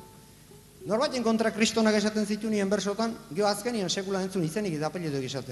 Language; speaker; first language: Basque; native; Basque